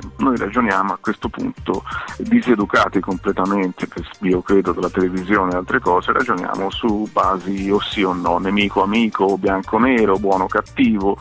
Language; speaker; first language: Italian; native; Italian